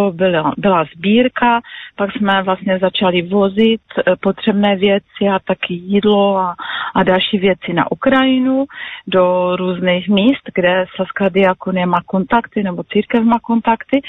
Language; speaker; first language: Czech; non-native, local second language; Polish